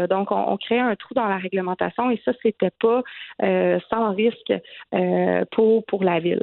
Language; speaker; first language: French; native; French